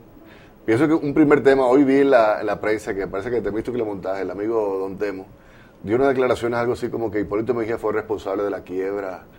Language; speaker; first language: Spanish; native; Spanish